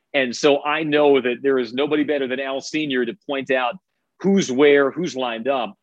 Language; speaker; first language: English; native; English